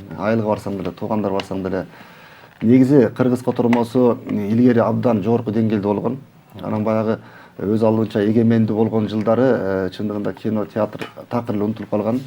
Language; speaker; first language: Kyrgyz; native; Kyrgyz